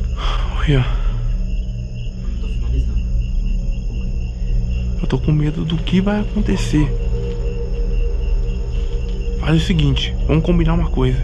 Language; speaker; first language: Portuguese; native; Portuguese